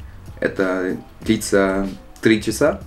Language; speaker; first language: Russian; non-native, learner; Dutch